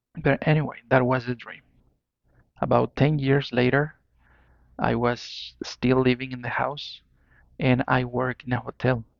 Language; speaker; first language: English; non-native, fluent; Spanish